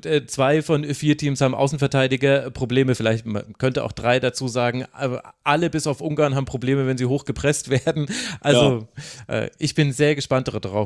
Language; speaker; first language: German; native; German